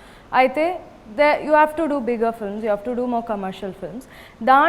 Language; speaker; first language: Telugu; non-native, local second language; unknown